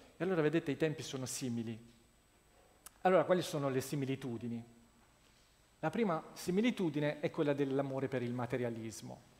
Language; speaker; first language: Italian; non-native, fluent; Russian